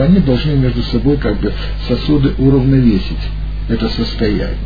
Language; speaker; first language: Russian; native; Russian